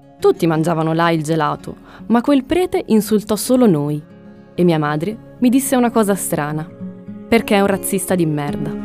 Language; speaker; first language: Italian; early bilingual, other home language; Spanish